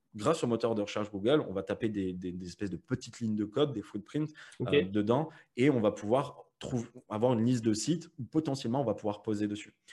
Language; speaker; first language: French; native; French